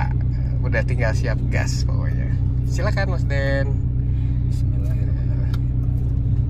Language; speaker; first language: Indonesian; native; Indonesian